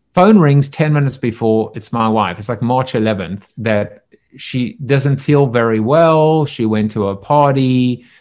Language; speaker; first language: English; native; English